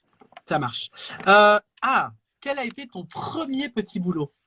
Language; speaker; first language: French; native; French